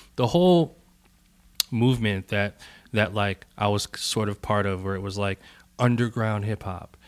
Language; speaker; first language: English; native; English